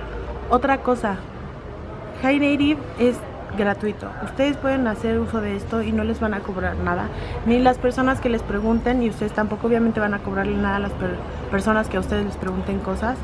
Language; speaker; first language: Spanish; native; Spanish